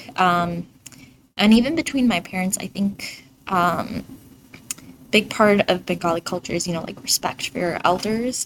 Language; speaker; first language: English; early bilingual, other home language; Bangla